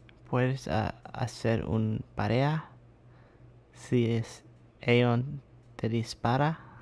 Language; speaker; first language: Spanish; early bilingual, heritage; Spanish